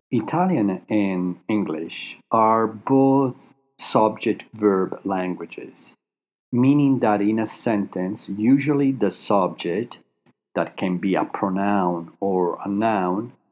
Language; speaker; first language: English; non-native, fluent; Italian